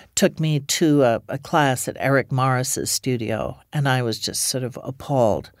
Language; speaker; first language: English; native; English